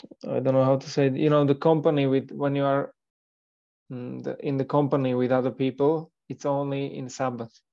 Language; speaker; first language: English; non-native, fluent; Slovak